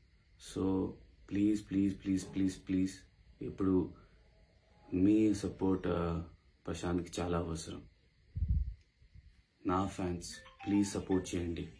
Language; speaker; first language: Telugu; non-native, learner; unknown